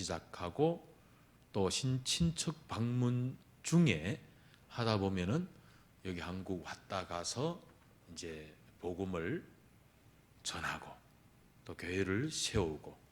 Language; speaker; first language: Korean; early bilingual, heritage; Korean